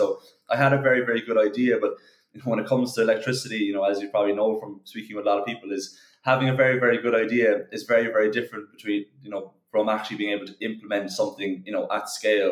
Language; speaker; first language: English; native; English